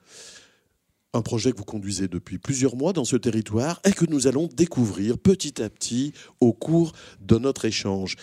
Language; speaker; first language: French; native; French